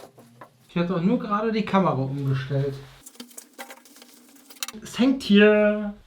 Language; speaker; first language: German; native; German